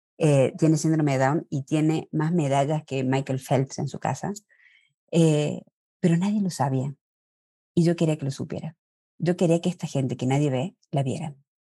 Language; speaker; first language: Spanish; native; Spanish